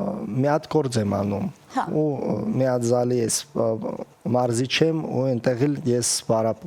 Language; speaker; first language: Armenian; early bilingual, heritage; Russian